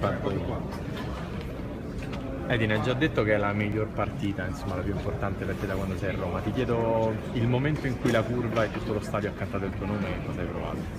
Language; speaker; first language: Italian; native; Italian